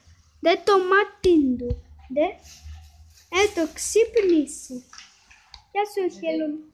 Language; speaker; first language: Greek; early bilingual, heritage; Greek